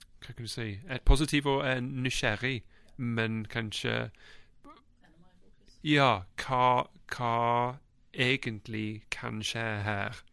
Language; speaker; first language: Norwegian; non-native, fluent; English